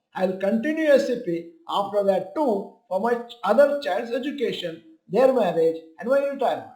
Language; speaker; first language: English; non-native, local second language; Kannada